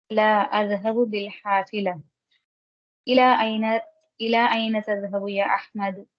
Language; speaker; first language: Arabic; non-native, learner; Tamil